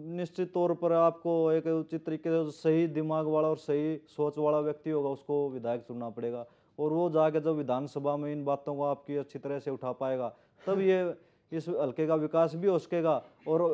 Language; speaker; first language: Hindi; native; Hindi